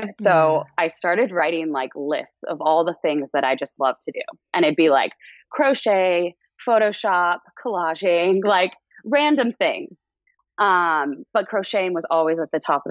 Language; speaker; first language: English; native; English